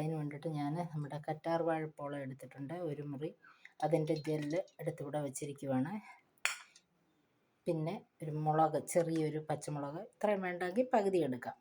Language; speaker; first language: Malayalam; native; Malayalam